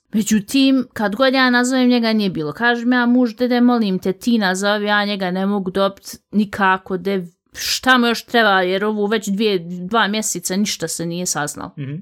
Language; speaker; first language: Bosnian; early bilingual, heritage; Bosnian